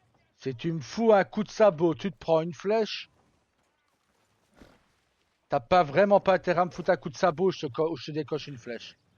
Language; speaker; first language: French; native; French